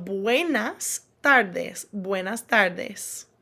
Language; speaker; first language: Spanish; non-native, fluent; English